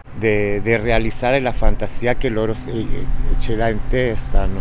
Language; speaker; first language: Italian; non-native, fluent; Spanish